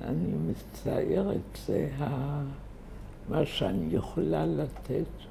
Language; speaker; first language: Hebrew; early bilingual, other home language; German